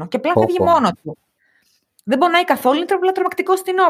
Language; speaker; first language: Greek; native; Greek